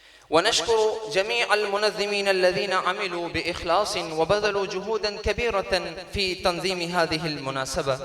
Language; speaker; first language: Arabic; non-native, learner; Urdu